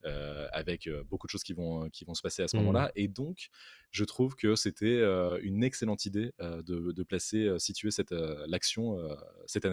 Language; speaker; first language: French; native; French